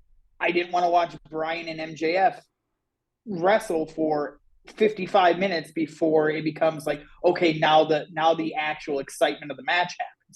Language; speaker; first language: English; native; English